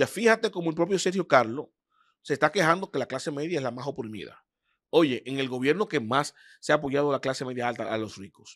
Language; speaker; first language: Spanish; native; Spanish